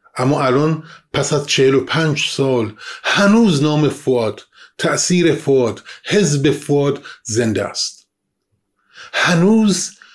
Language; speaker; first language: Persian; non-native, local second language; Kurdish